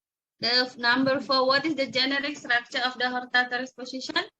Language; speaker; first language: English; non-native, local second language; Indonesian